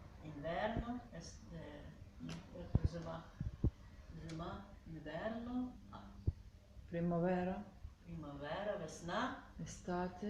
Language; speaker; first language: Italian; non-native, learner; Ukrainian